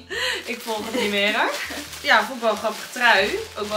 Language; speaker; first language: Dutch; native; Dutch